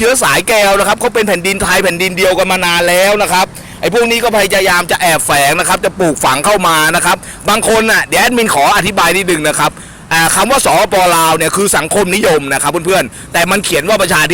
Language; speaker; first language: Thai; native; Thai